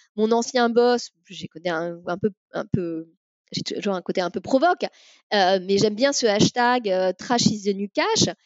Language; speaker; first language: French; native; French